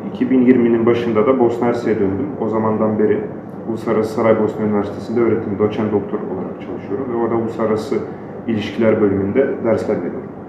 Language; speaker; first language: Turkish; non-native, fluent; Bosnian